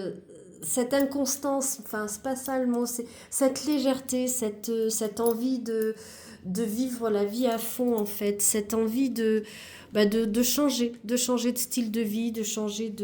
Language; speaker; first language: French; native; French